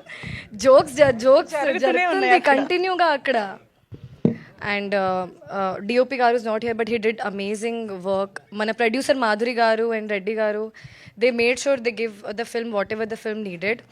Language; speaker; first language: Telugu; non-native, learner; Hindi